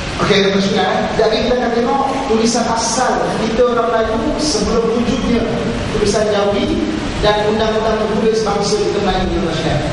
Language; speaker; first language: Malay; native; Malay